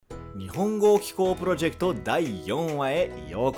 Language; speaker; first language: Japanese; non-native, fluent; Portuguese